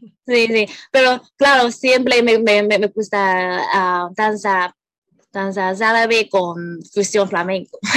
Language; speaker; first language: Spanish; non-native, learner; Cantonese